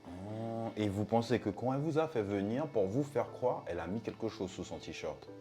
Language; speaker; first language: French; native; French